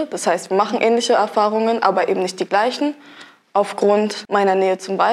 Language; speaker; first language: German; native; German